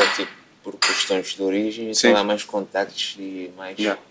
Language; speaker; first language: Portuguese; non-native, local second language; Kabuverdianu